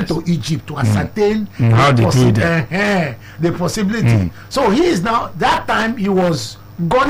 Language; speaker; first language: English; non-native, local second language; Igbo